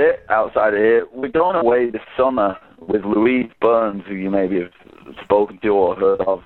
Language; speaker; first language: English; native; English